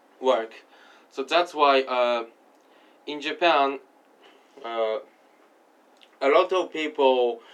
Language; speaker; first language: English; non-native, learner; Japanese